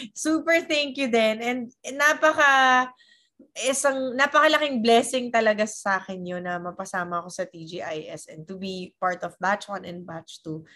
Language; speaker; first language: Filipino; native; Filipino